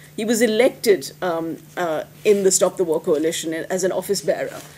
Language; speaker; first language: English; non-native, local second language; Hindi